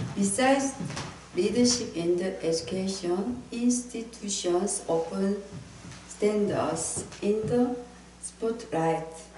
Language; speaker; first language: English; non-native, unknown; Korean